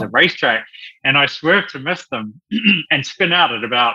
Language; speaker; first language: English; native; English